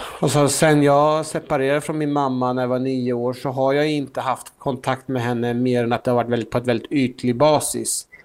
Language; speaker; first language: Swedish; early bilingual, other home language; Persian